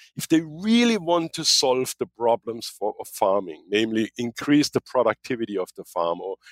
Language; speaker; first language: English; non-native, fluent; German